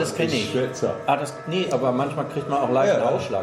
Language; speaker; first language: German; native; German